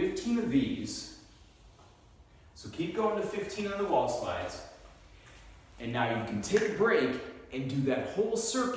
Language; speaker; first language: English; native; English